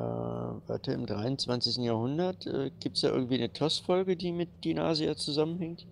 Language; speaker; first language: German; native; German